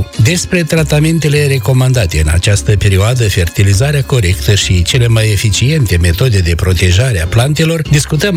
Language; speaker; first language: Romanian; native; Romanian